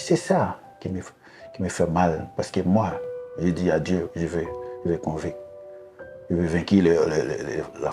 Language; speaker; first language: French; non-native, learner; Haitian Creole